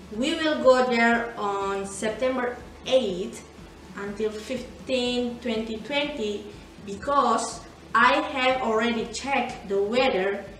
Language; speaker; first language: English; non-native, learner; Indonesian